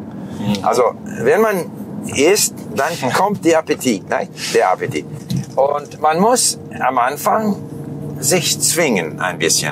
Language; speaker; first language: German; non-native, fluent; English